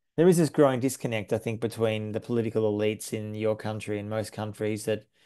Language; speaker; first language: English; native; English